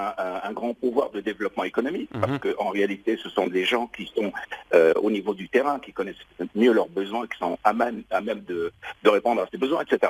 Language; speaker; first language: French; non-native, local second language; Arabic